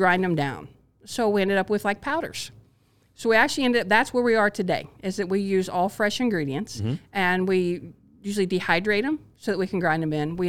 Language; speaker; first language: English; native; English